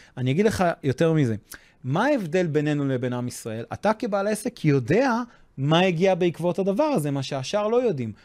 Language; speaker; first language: Hebrew; non-native, fluent; English